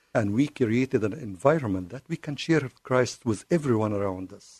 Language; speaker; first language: English; non-native, fluent; Arabic